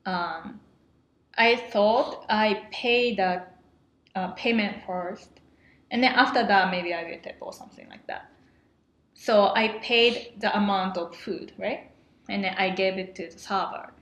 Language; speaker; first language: English; non-native, fluent; Japanese